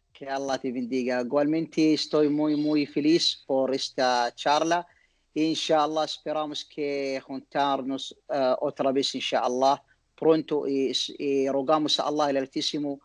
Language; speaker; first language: Spanish; non-native, learner; Arabic